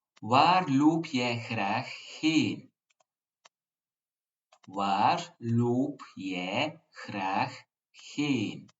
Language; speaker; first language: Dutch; non-native, fluent; Turkish